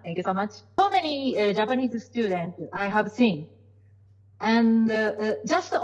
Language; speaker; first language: English; non-native, learner; Japanese